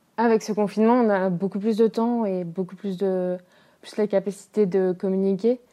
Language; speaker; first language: French; native; French